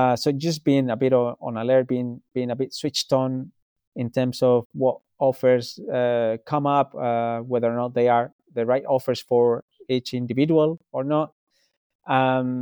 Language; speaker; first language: English; non-native, fluent; Spanish